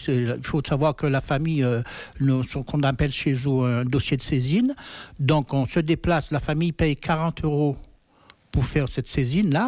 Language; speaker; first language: French; native; French